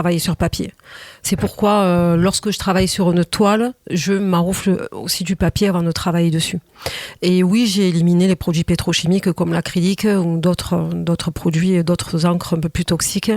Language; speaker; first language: French; native; French